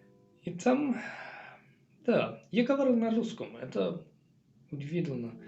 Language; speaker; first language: Russian; non-native, learner; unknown